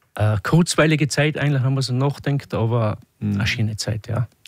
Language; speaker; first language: German; native; German